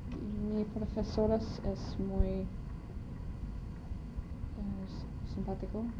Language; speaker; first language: Spanish; non-native, learner; English